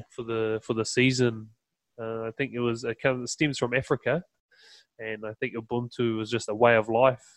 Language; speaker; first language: English; native; English